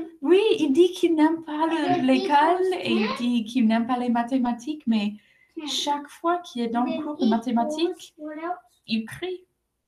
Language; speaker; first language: French; non-native, fluent; English